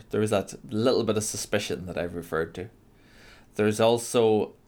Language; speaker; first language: English; native; English